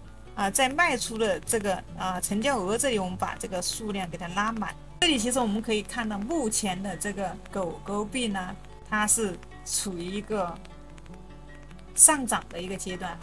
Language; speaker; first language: Chinese; native; Chinese